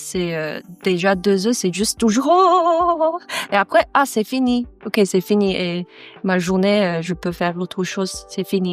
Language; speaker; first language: French; non-native, learner; Chinese